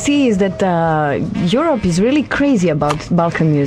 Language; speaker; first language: English; non-native, fluent; Serbian